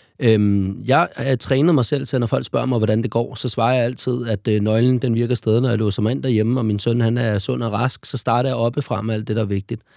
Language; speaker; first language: Danish; native; Danish